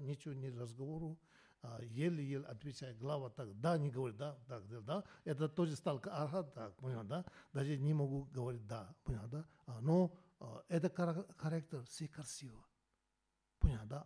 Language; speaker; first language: Russian; non-native, learner; Tibetan